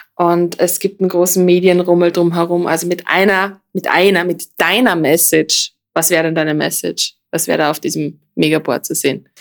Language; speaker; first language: German; native; German